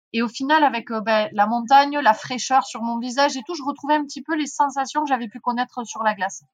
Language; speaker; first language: French; native; French